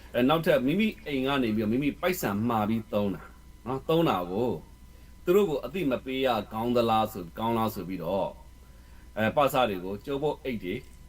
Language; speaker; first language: Burmese; native; Burmese